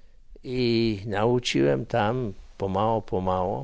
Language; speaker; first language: Polish; early bilingual, heritage; English